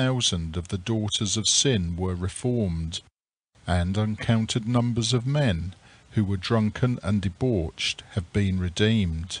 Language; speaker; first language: English; native; English